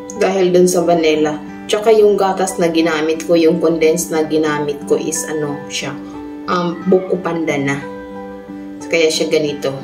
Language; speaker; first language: Filipino; non-native, local second language; Cebuano